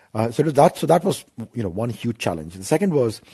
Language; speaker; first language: English; non-native, local second language; Hindi